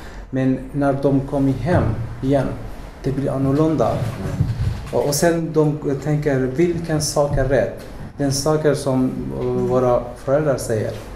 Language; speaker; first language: Swedish; non-native, learner; Persian